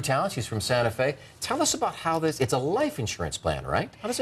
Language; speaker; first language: English; native; English